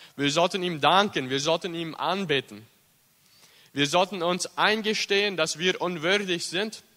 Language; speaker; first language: German; early bilingual, heritage; English